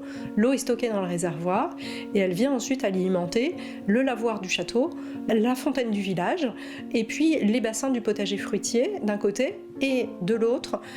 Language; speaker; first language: French; native; French